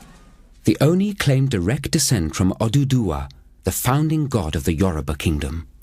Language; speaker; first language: English; native; English